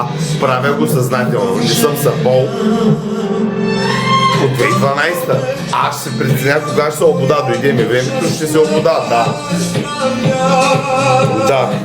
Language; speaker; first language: Bulgarian; native; Bulgarian